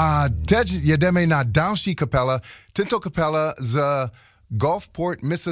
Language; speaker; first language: Czech; non-native, learner; English